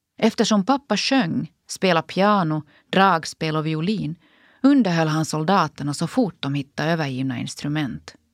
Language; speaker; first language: Swedish; native; Swedish